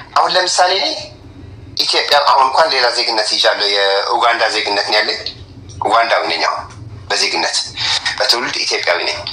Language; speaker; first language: Amharic; non-native, local second language; Tigrinya